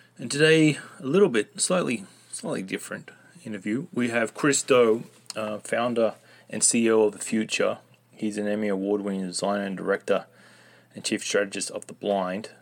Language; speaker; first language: English; native; English